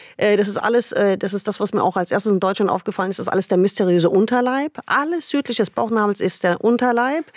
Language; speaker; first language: German; non-native, fluent; English